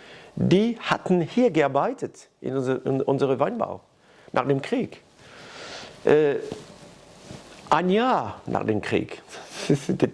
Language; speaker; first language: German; non-native, learner; French